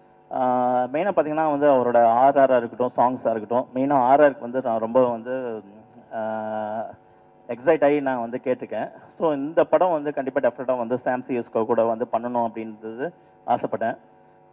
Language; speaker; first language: Tamil; native; Tamil